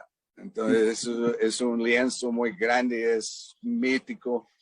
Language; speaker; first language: Spanish; non-native, fluent; English